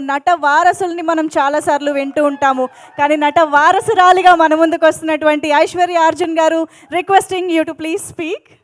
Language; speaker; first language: Telugu; native; Telugu